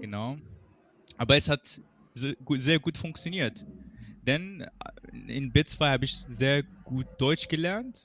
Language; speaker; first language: German; non-native, fluent; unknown